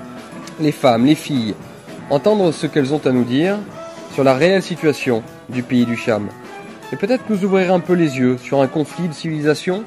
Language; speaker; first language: French; native; French